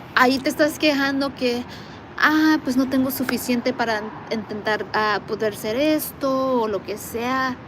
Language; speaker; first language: Spanish; early bilingual, heritage; Spanish